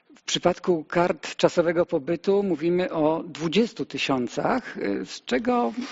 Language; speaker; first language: Polish; native; Polish